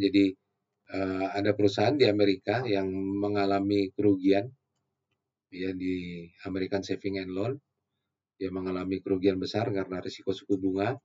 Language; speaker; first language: Indonesian; native; Indonesian